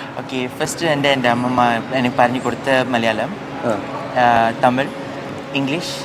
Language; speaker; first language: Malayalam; early bilingual, heritage; Malayalam